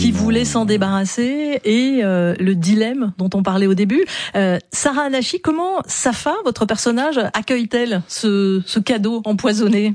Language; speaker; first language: French; native; French